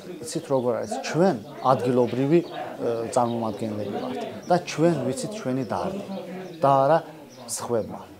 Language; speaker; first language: Georgian; non-native, local second language; Azerbaijani